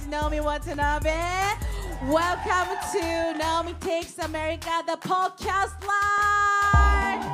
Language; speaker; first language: English; non-native, learner; Japanese